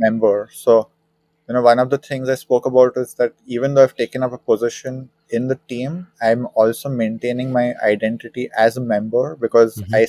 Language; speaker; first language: English; non-native, local second language; Hindi